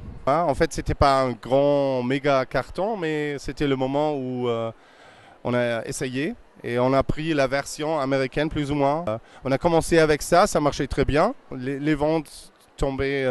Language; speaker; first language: French; non-native, fluent; German